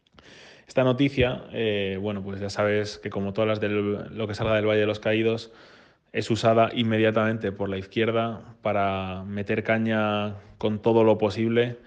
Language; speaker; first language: Spanish; native; Spanish